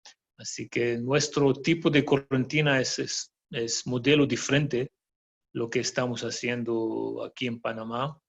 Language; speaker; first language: Spanish; non-native, fluent; Arabic